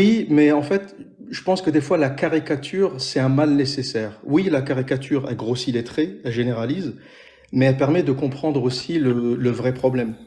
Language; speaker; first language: French; native; French